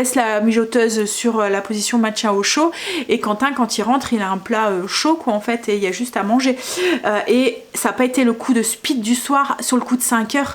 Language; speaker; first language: French; native; French